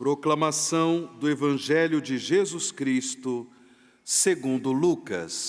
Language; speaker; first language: Portuguese; native; Portuguese